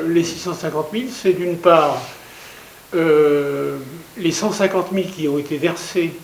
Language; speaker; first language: French; native; French